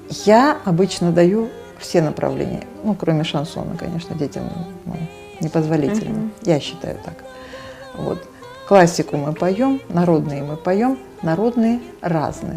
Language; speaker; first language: Russian; native; Russian